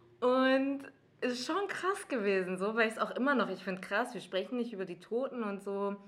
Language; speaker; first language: German; early bilingual, other home language; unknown